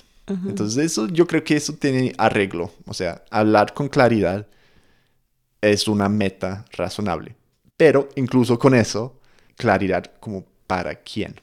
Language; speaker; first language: Spanish; non-native, fluent; English